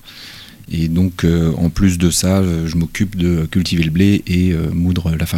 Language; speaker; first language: French; native; French